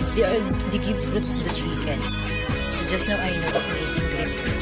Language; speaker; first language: English; non-native, local second language; Filipino